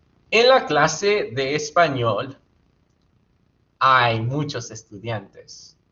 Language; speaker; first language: Spanish; non-native, fluent; English